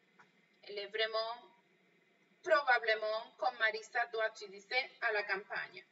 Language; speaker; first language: French; non-native, fluent; Spanish